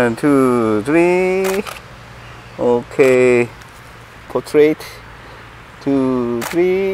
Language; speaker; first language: English; non-native, learner; Korean